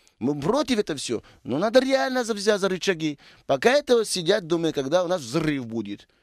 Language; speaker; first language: Russian; non-native, local second language; Tajik